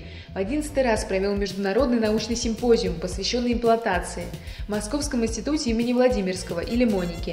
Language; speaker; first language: Russian; native; Russian